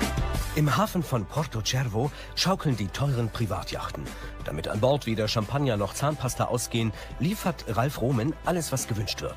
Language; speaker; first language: German; native; German